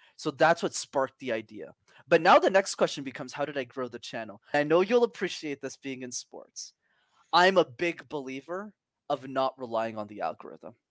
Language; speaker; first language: English; early bilingual, other home language; Tamil